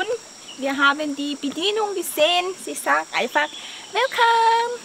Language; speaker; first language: German; non-native, learner; Thai